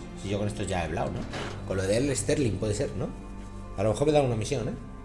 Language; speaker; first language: Spanish; native; Spanish